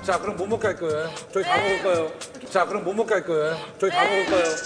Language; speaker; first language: Korean; native; Korean